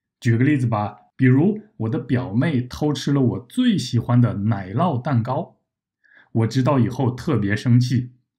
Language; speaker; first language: Chinese; native; Chinese